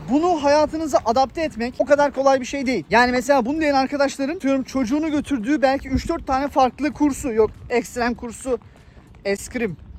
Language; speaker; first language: Turkish; native; Turkish